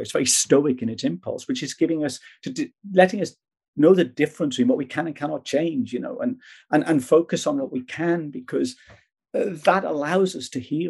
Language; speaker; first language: English; native; English